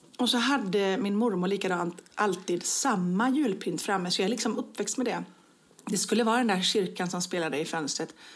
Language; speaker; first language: Swedish; native; Swedish